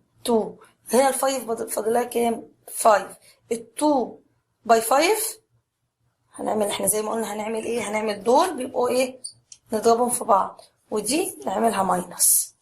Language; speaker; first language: Arabic; native; Arabic